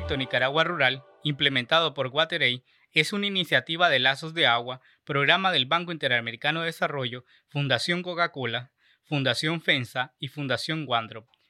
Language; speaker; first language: Spanish; non-native, local second language; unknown